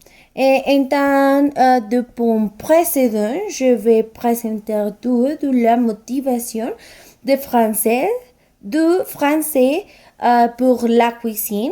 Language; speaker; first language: French; non-native, learner; Spanish